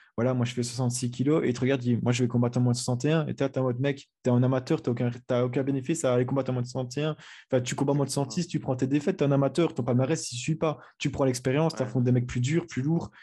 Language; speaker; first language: French; native; French